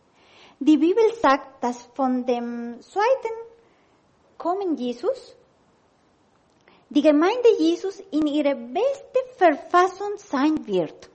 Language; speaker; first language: German; non-native, learner; Spanish